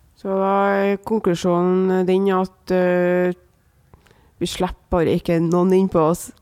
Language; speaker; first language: Norwegian; native; Norwegian